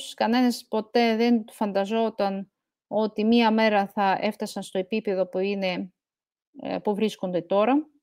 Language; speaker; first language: Greek; non-native, fluent; Russian